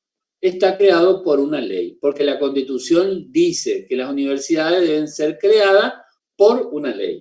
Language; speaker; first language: Spanish; native; Spanish